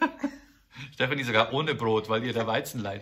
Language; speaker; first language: German; native; German